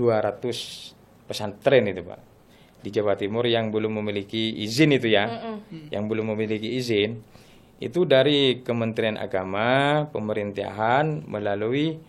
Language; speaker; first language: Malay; non-native, local second language; Madurese